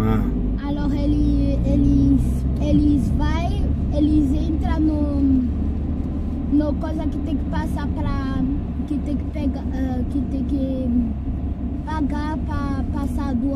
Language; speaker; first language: Portuguese; non-native, learner; French